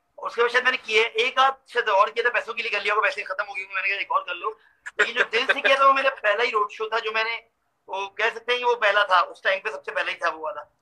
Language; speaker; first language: Urdu; native; Urdu